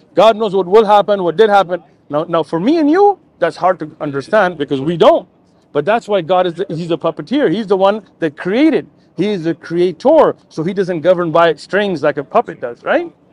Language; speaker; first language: English; native; English